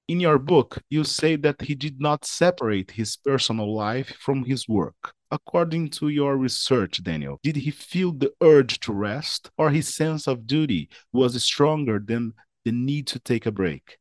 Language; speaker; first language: English; non-native, fluent; Portuguese